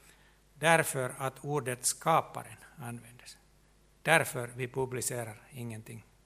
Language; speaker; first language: Swedish; non-native, local second language; Finnish